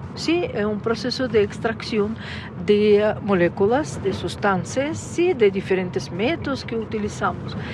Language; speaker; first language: Spanish; non-native, fluent; Russian